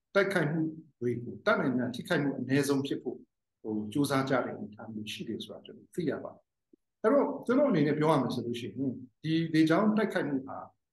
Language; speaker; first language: Burmese; non-native, local second language; Hakha Chin